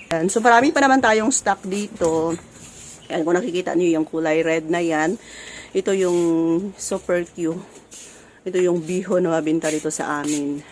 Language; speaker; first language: Filipino; non-native, local second language; Cebuano